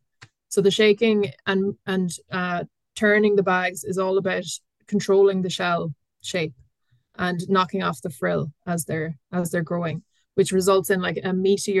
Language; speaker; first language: English; native; English